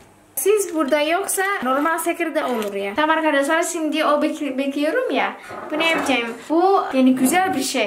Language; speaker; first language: Turkish; non-native, learner; Indonesian